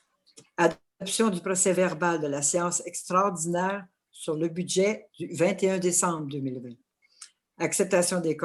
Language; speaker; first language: French; native; French